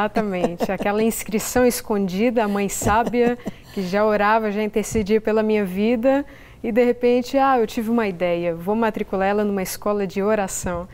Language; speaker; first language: Portuguese; native; Portuguese